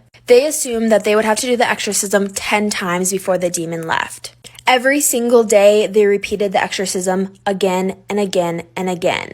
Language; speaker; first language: English; native; English